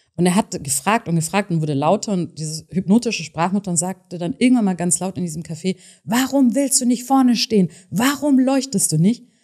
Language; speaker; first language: German; native; German